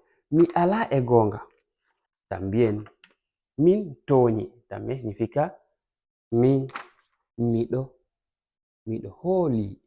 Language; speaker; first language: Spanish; non-native, fluent; Fula